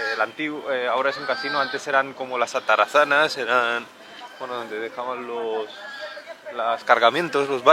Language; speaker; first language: Spanish; native; Spanish